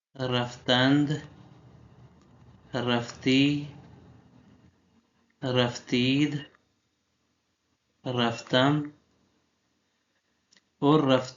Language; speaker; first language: Persian; non-native, fluent; Urdu